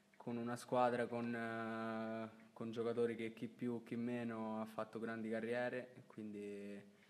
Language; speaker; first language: Italian; native; Italian